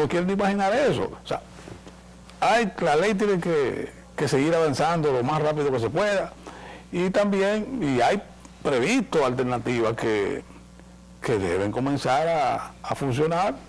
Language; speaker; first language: Spanish; native; Spanish